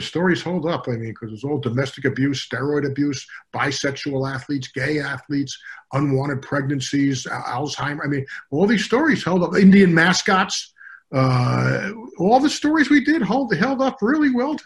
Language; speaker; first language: English; native; English